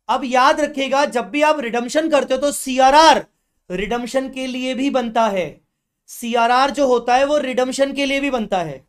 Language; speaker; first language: Hindi; native; Hindi